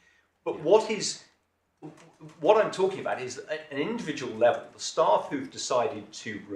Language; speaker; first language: English; native; English